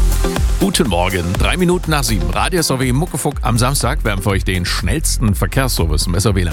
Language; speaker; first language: German; native; German